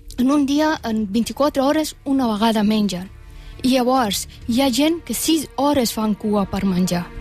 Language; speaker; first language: Catalan; non-native, fluent; Persian